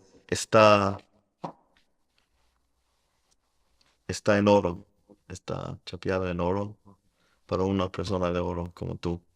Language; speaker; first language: Spanish; early bilingual, heritage; Spanish